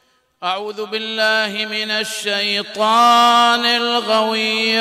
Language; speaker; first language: Arabic; native; Arabic